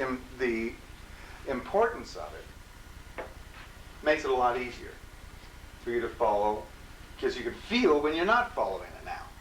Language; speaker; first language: English; native; English